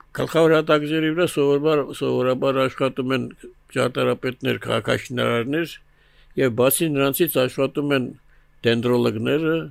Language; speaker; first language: Armenian; native; Armenian